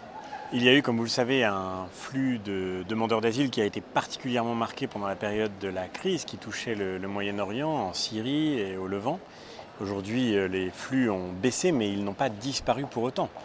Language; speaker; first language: French; native; French